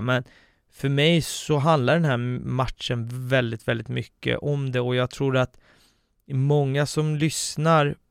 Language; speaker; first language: Swedish; native; Swedish